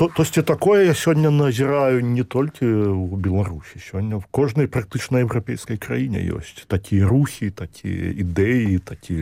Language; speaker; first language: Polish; non-native, learner; Belarusian